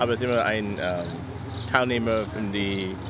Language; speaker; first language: German; non-native, learner; English